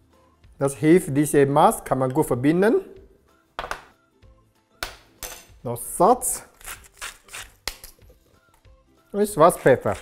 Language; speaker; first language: German; non-native, learner; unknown